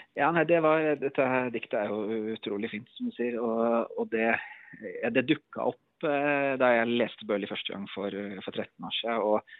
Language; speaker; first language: Norwegian; native; Norwegian